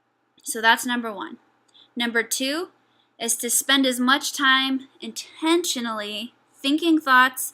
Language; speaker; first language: English; native; English